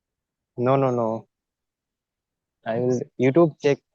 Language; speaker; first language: English; non-native, learner; Bangla